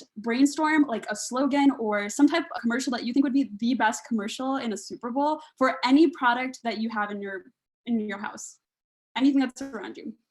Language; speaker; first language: English; native; English